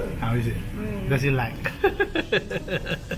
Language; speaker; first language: English; non-native, learner; Thai